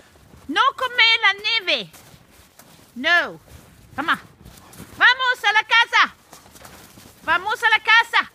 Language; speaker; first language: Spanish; non-native, learner; English